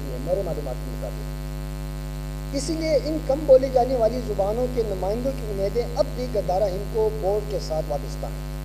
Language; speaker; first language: Urdu; non-native, local second language; Northern Hindko